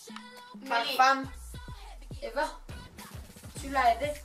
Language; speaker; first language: French; non-native, learner; Spanish